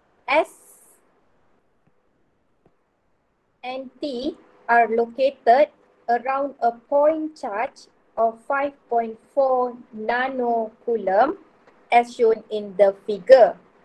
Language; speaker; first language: English; non-native, local second language; Malay